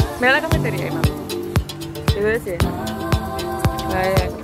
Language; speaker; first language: Spanish; native; Spanish